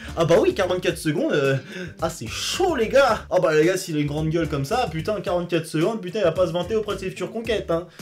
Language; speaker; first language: French; native; French